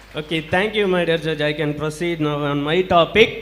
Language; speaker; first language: English; non-native, local second language; Tamil